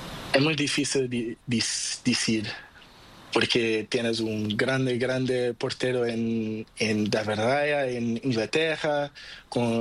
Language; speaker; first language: Spanish; non-native, learner; Portuguese